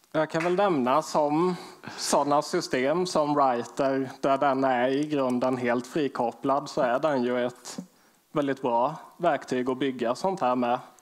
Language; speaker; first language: Swedish; native; Swedish